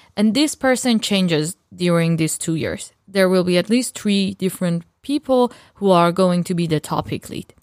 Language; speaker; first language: English; non-native, fluent; Persian